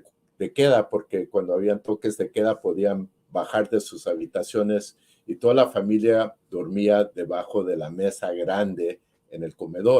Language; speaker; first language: Spanish; early bilingual, heritage; Spanish